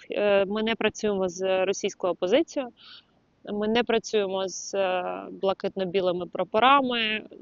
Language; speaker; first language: Ukrainian; non-native, local second language; Russian